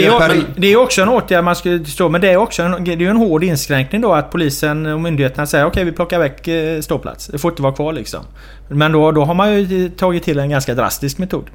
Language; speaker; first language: Swedish; native; Swedish